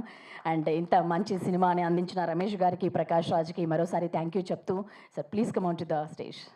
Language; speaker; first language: Telugu; native; Telugu